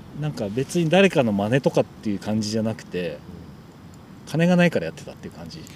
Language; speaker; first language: Japanese; native; Japanese